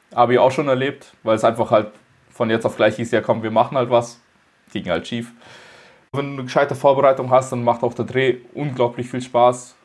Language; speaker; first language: German; early bilingual, other home language; Russian